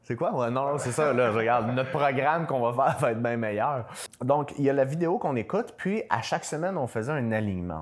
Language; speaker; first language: French; native; French